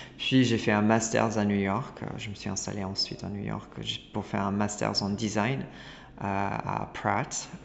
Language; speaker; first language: French; non-native, fluent; Italian